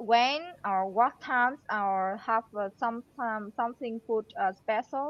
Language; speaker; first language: English; non-native, learner; Vietnamese